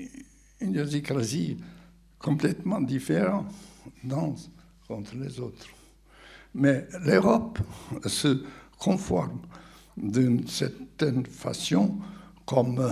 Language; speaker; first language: French; non-native, fluent; Portuguese